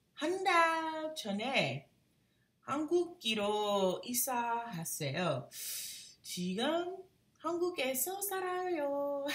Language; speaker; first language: Korean; non-native, learner; English